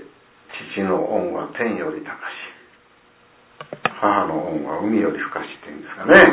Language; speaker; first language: Japanese; native; Japanese